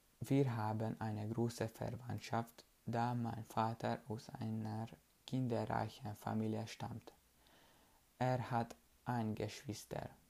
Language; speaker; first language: German; non-native, learner; Hungarian